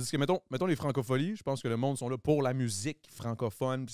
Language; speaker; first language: French; native; French